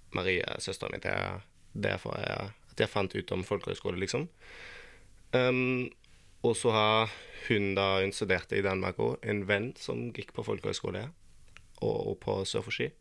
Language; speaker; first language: Norwegian; non-native, learner; German